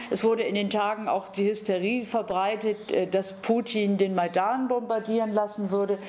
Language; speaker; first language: German; native; German